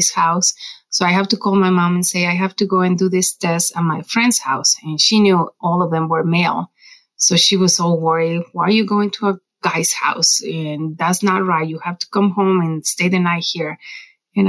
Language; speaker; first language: English; non-native, fluent; Spanish